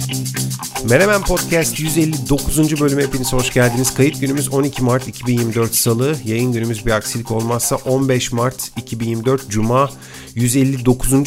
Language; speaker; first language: Turkish; native; Turkish